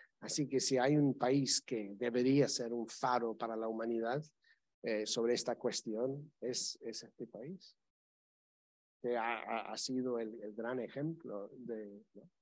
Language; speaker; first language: Spanish; non-native, fluent; English